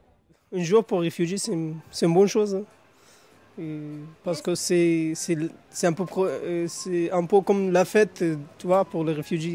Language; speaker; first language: French; non-native, learner; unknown